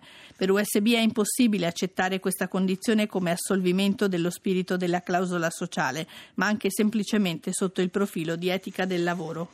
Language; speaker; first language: Italian; native; Italian